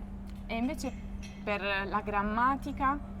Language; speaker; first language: Italian; native; Italian